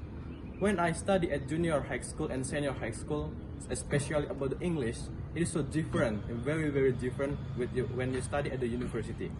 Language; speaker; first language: English; non-native, learner; Indonesian